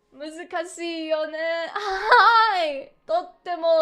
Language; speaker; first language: Japanese; non-native, learner; English